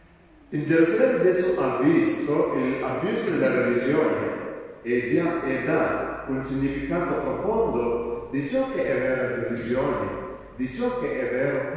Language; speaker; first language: Italian; non-native, fluent; Malayalam